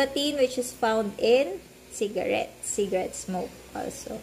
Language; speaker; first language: English; non-native, local second language; Filipino